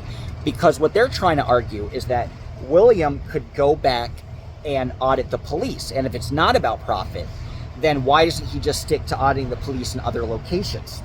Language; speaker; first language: English; native; English